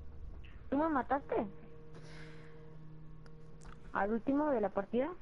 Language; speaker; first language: Spanish; native; Spanish